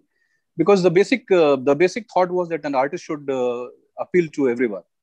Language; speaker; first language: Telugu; non-native, local second language; Hindi